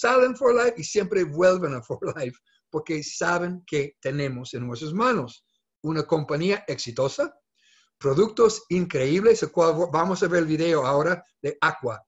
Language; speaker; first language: Spanish; non-native, fluent; English